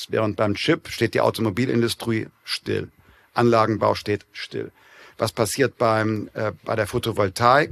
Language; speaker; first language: German; native; German